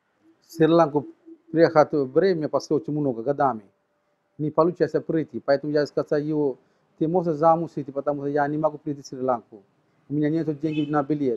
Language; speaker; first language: Russian; non-native, learner; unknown